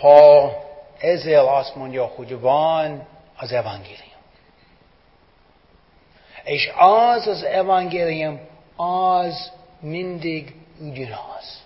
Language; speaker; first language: Hungarian; non-native, fluent; English